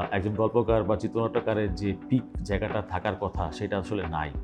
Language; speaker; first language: Bangla; native; Bangla